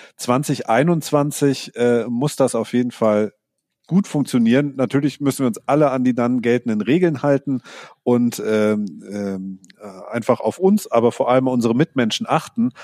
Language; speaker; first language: German; native; German